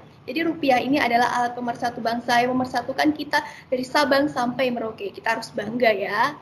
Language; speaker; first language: Indonesian; native; Indonesian